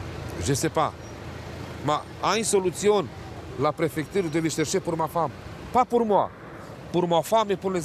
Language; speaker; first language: French; non-native, learner; Romanian